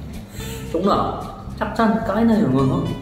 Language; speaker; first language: Vietnamese; non-native, learner; Korean